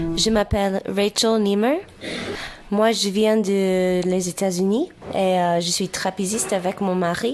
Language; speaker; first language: French; non-native, fluent; English